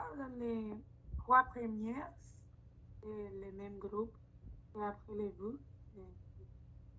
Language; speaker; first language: French; non-native, learner; Spanish